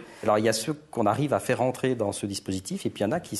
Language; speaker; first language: French; native; French